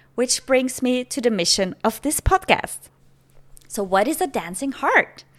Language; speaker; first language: English; non-native, fluent; Norwegian